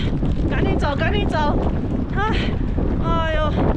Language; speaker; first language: Chinese; native; Chinese